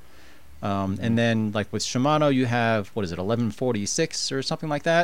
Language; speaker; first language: English; native; English